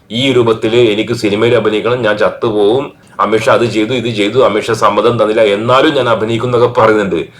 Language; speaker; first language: Malayalam; native; Malayalam